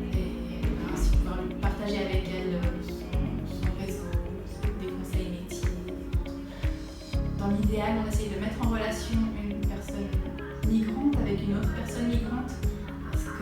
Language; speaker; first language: French; native; French